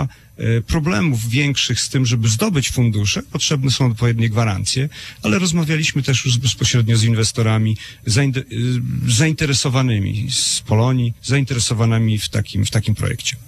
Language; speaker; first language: Polish; native; Polish